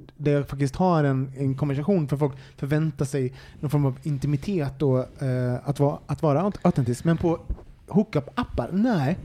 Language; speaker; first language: Swedish; native; Swedish